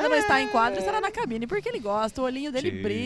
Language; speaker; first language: Portuguese; native; Portuguese